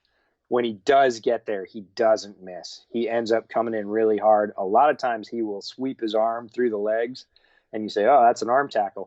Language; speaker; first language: English; native; English